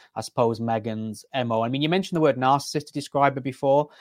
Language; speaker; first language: English; native; English